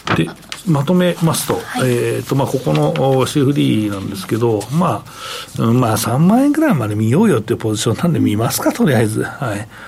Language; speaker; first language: Japanese; native; Japanese